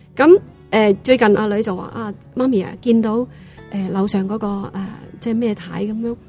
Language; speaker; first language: Cantonese; non-native, fluent; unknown